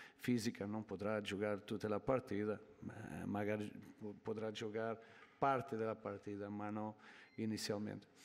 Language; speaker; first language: Italian; non-native, learner; Portuguese